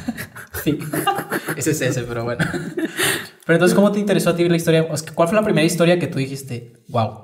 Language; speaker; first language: Spanish; native; Spanish